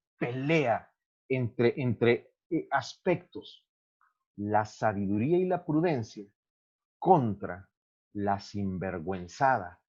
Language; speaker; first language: Spanish; native; Spanish